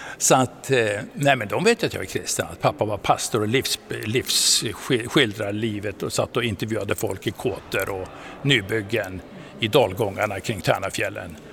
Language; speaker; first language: Swedish; native; Swedish